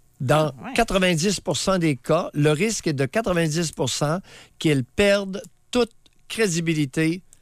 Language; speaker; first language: French; native; French